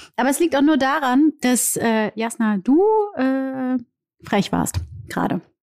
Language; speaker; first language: German; early bilingual, other home language; Portuguese